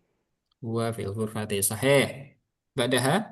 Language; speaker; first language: Arabic; non-native, fluent; Indonesian